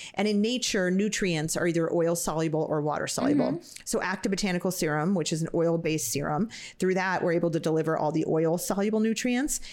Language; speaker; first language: English; native; English